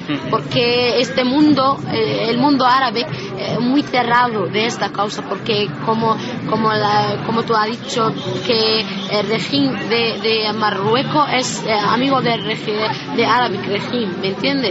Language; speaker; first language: Spanish; non-native, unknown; Arabic